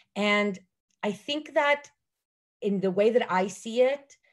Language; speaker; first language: English; non-native, fluent; Hebrew